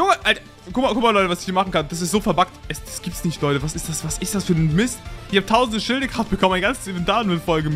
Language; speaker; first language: German; native; German